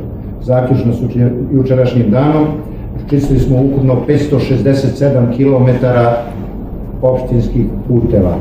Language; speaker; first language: Serbian; native; Serbian